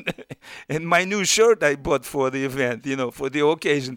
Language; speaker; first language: English; non-native, fluent; Russian